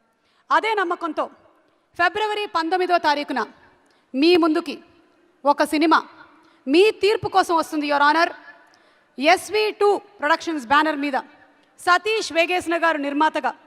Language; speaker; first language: Telugu; native; Telugu